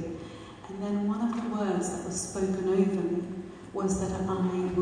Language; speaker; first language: English; non-native, local second language; Urdu